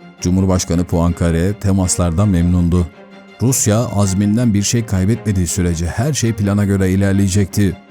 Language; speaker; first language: Turkish; native; Turkish